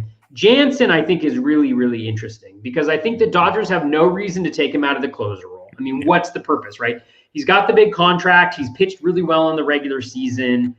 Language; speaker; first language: English; native; English